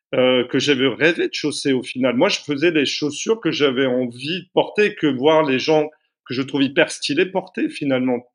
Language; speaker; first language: French; native; French